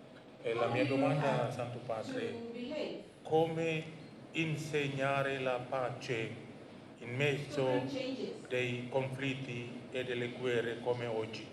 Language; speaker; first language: Italian; non-native, learner; Indonesian